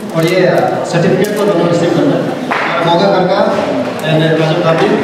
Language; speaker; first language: Hindi; non-native, local second language; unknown